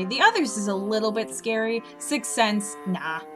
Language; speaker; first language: English; native; English